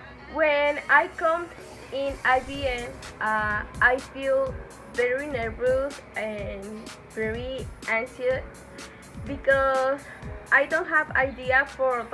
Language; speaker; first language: English; non-native, learner; Spanish